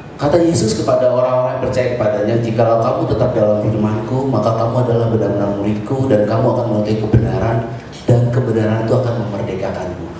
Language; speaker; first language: Indonesian; native; Indonesian